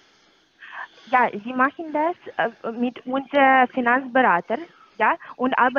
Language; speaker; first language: German; non-native, learner; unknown